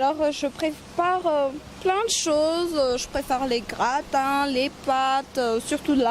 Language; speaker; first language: French; non-native, local second language; Malagasy